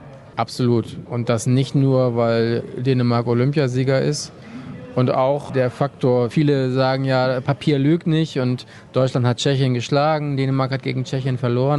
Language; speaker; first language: German; native; German